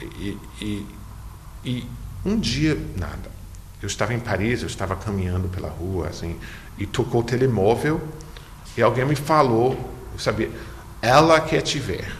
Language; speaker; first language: Portuguese; non-native, fluent; English